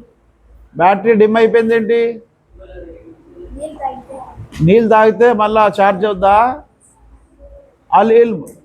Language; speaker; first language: Telugu; non-native, local second language; Urdu